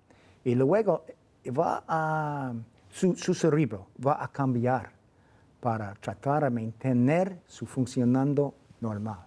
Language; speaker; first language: Spanish; non-native, fluent; English